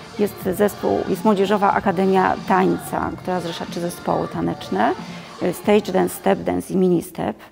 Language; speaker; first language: Polish; native; Polish